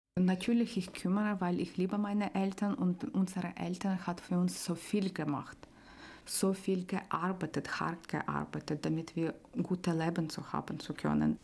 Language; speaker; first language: German; non-native, learner; Ukrainian